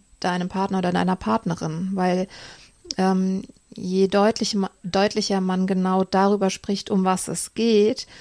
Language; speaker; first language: German; native; German